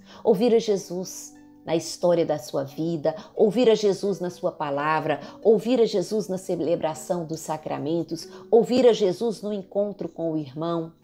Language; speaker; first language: Portuguese; native; Portuguese